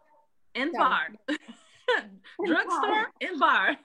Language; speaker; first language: English; non-native, learner; Portuguese